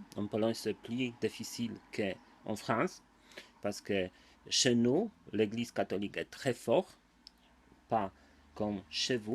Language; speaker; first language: French; non-native, learner; Polish